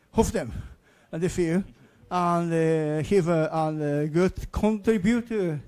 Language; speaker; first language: English; non-native, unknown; Japanese